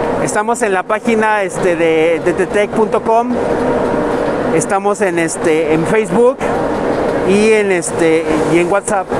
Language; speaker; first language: Spanish; native; Spanish